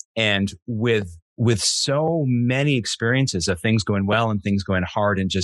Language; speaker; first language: English; native; English